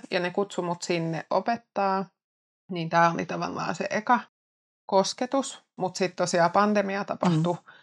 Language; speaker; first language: Finnish; native; Finnish